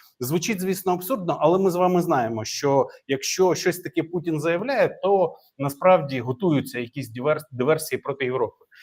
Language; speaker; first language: Ukrainian; native; Ukrainian